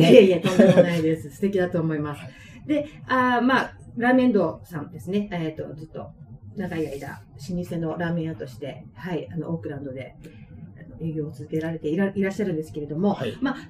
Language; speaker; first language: Japanese; native; Japanese